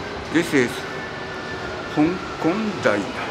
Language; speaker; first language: English; non-native, learner; Japanese